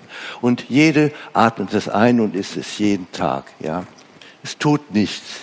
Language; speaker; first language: German; non-native, fluent; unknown